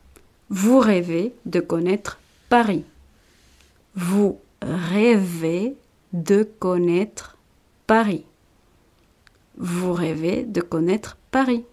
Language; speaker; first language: French; non-native, fluent; Spanish